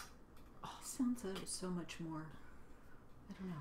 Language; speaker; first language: English; native; English